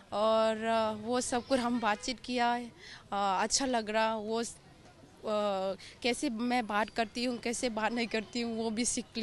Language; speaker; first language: Hindi; non-native, local second language; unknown